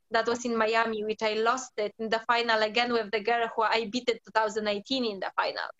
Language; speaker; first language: English; non-native, learner; Polish